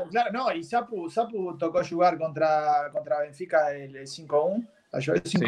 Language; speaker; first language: Portuguese; non-native, fluent; Spanish